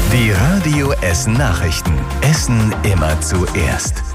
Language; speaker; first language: German; native; German